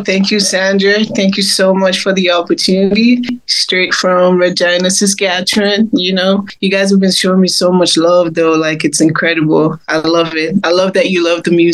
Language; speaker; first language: English; non-native, local second language; Igbo